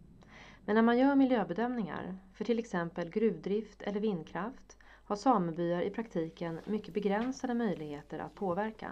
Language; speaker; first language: Swedish; native; Swedish